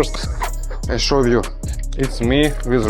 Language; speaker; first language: English; non-native, learner; Russian